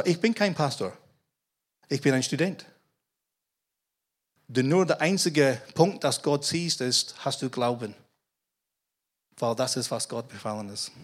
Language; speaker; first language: German; non-native, fluent; English